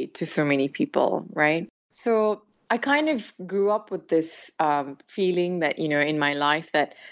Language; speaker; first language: English; native; English